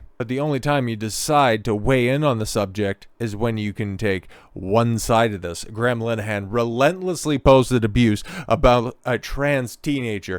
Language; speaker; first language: English; native; English